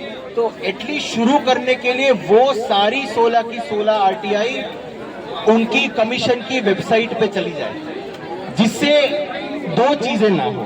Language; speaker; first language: Hindi; native; Hindi